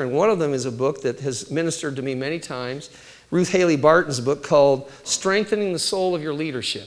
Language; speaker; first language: English; native; English